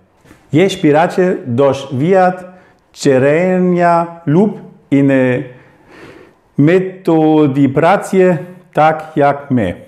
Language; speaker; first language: Polish; non-native, learner; German